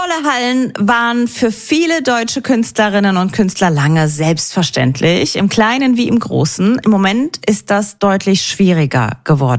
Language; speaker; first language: German; native; German